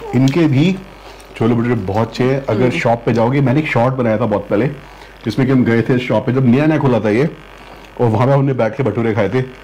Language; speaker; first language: Hindi; native; Hindi